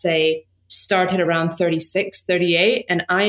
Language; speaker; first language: English; native; English